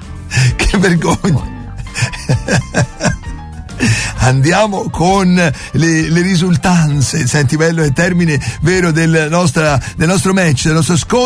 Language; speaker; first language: Italian; native; Italian